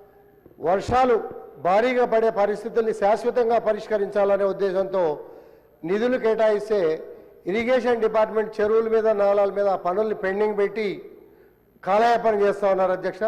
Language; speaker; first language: Telugu; native; Telugu